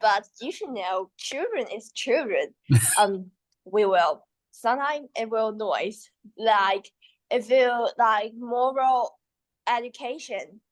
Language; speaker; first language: English; non-native, learner; Chinese